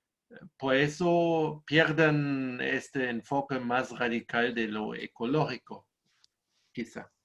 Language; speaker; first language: Spanish; non-native, fluent; German